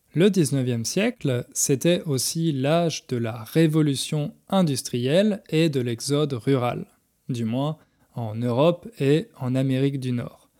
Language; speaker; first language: French; native; French